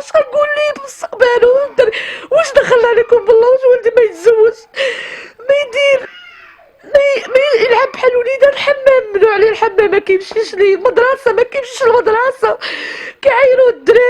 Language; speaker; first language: Arabic; native; Arabic